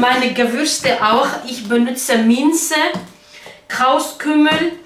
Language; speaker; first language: German; non-native, learner; Kurdish